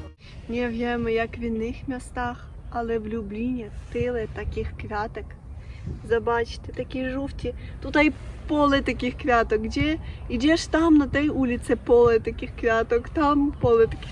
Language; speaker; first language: Polish; non-native, learner; Russian